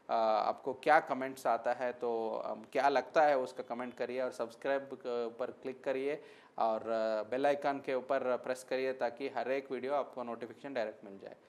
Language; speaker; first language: Hindi; non-native, local second language; Kannada